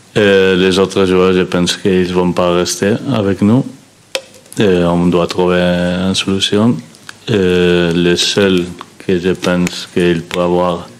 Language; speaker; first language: French; non-native, fluent; Spanish